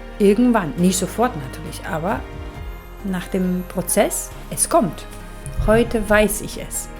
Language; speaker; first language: German; non-native, fluent; Polish